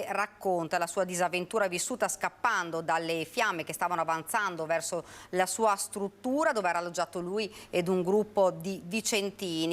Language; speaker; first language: Italian; native; Italian